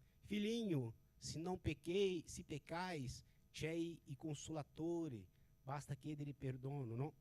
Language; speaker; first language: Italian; non-native, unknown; Portuguese